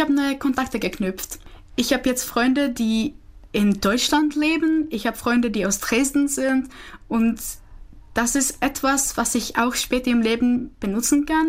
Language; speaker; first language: German; non-native, fluent; Czech